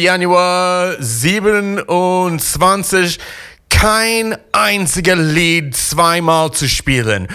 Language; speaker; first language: German; non-native, fluent; English